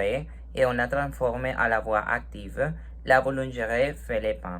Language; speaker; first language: French; non-native, learner; Spanish